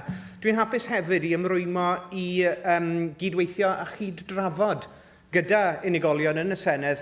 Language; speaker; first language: Welsh; native; Welsh